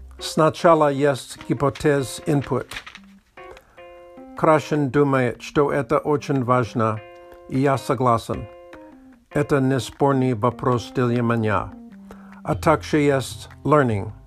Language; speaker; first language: Russian; non-native, learner; English